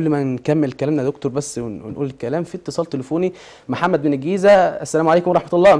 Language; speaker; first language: Arabic; native; Arabic